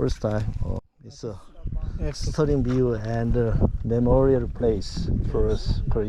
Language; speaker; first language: English; non-native, learner; Korean